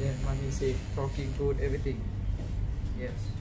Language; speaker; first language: English; non-native, learner; Thai